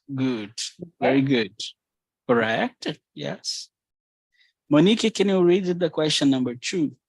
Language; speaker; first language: English; non-native, fluent; Portuguese